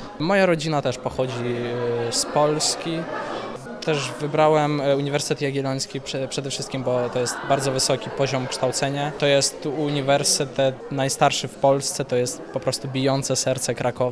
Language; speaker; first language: Polish; early bilingual, heritage; Polish